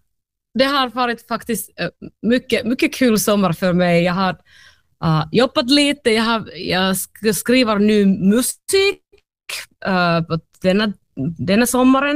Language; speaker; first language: Swedish; non-native, local second language; Finnish